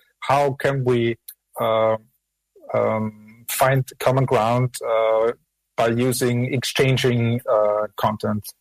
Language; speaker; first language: English; non-native, fluent; German